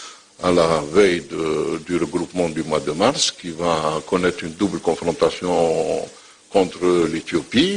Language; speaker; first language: French; non-native, local second language; Arabic